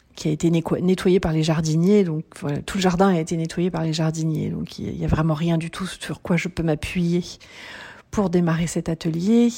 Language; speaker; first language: French; native; French